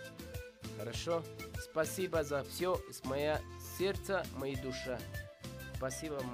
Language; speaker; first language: Russian; non-native, learner; Spanish